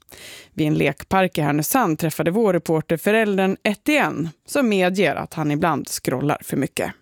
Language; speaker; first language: Swedish; native; Swedish